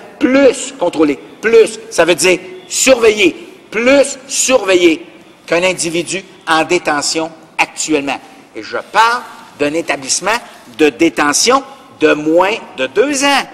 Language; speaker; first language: French; native; French